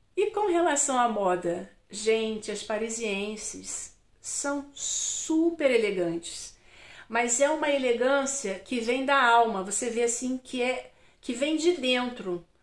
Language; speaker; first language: Portuguese; native; Portuguese